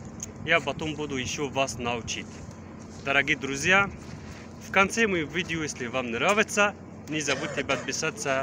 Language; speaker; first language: Russian; non-native, fluent; Arabic